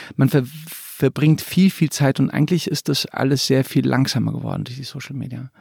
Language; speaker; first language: German; early bilingual, other home language; Croatian